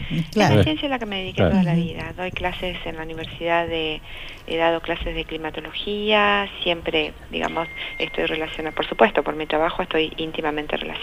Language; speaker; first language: Spanish; native; Spanish